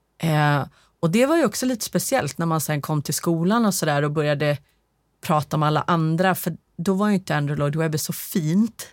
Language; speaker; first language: Swedish; native; Swedish